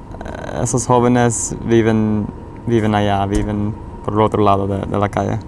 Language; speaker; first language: Spanish; early bilingual, heritage; English